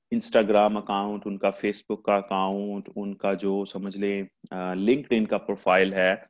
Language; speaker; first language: Urdu; non-native, local second language; Punjabi